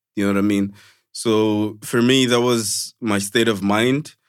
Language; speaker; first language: English; non-native, fluent; Portuguese